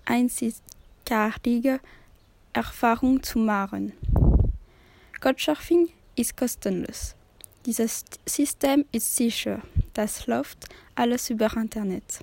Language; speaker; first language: German; non-native, learner; French